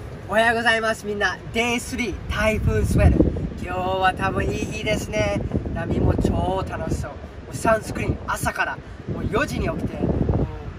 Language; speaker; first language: Japanese; early bilingual, other home language; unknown